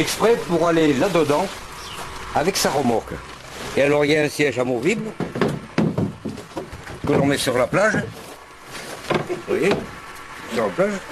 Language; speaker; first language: French; native; French